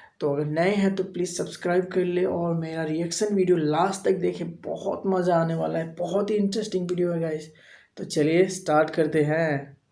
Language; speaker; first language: Hindi; native; Hindi